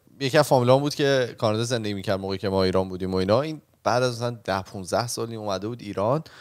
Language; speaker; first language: Persian; native; Persian